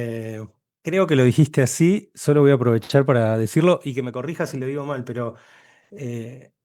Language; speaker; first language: Spanish; native; Spanish